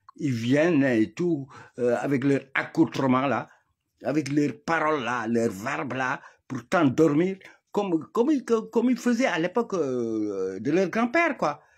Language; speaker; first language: French; non-native, local second language; Wolof